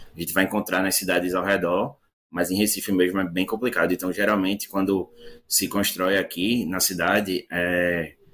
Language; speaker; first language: Portuguese; native; Portuguese